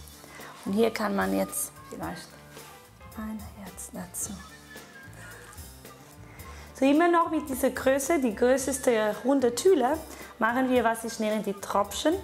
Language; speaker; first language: German; non-native, fluent; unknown